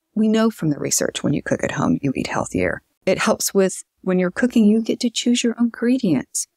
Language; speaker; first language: English; native; English